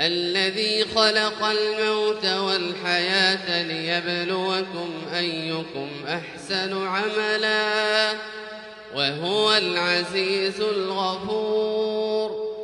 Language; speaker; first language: Arabic; native; Arabic